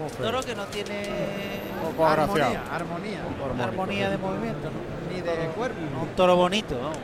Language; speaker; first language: Spanish; native; Spanish